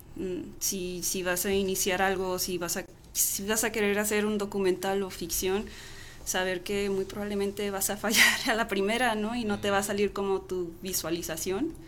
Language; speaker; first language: Spanish; native; Spanish